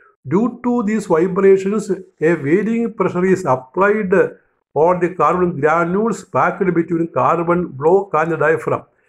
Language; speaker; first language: English; non-native, local second language; Malayalam